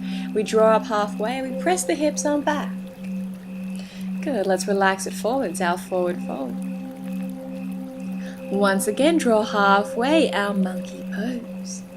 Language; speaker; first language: English; native; English